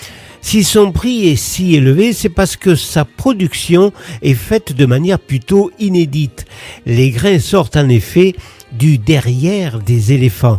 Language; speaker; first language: French; native; French